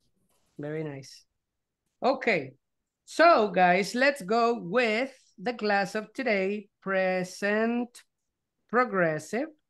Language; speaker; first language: English; non-native, fluent; Spanish